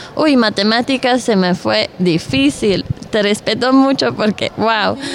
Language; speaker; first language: Spanish; non-native, fluent; Dutch